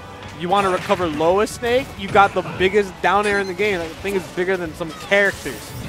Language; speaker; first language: English; native; English